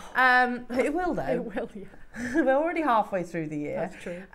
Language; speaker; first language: English; native; English